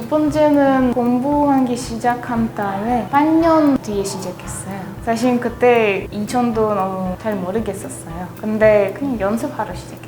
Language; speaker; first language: Korean; non-native, learner; Russian